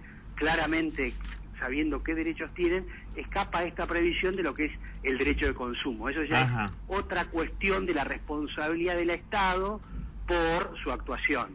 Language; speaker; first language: Spanish; native; Spanish